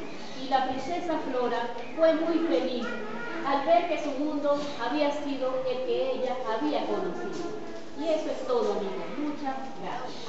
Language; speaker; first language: Spanish; native; Spanish